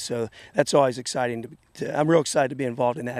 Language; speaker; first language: English; native; English